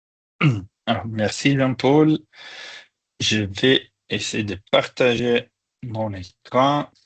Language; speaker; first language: French; non-native, fluent; Italian